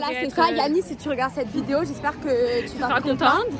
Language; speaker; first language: French; native; French